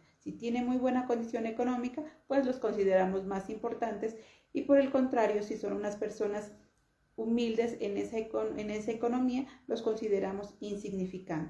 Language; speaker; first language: Spanish; native; Spanish